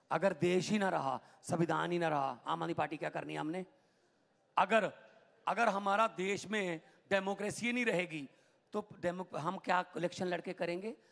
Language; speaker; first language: Hindi; non-native, local second language; Punjabi